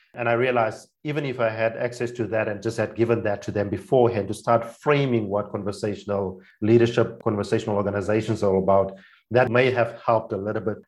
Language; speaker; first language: English; non-native, local second language; Afrikaans